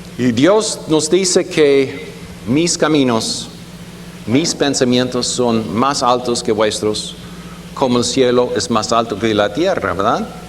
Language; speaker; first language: Spanish; non-native, fluent; German